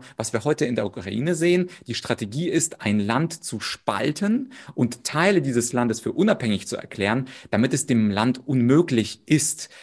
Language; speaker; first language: German; early bilingual, other home language; Russian